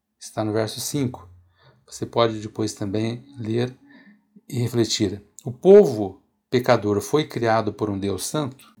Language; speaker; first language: Portuguese; native; Portuguese